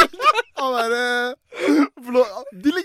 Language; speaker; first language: Norwegian; native; Norwegian